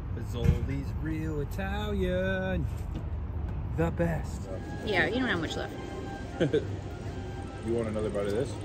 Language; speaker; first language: English; native; English